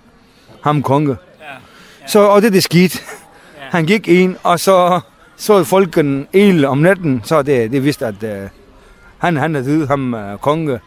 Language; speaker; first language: Danish; non-native, learner; Kurdish